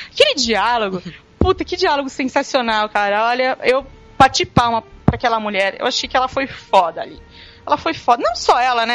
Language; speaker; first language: Portuguese; native; Portuguese